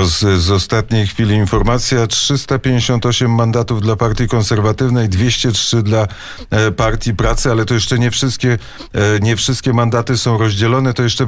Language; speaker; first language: Polish; native; Polish